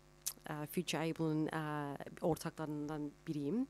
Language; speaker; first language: Turkish; early bilingual, heritage; Turkish